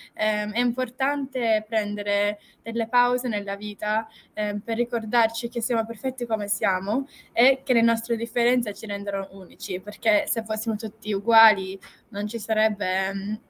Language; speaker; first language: Italian; non-native, fluent; English